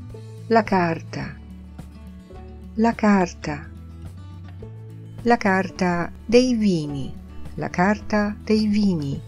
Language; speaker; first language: Italian; non-native, fluent; Polish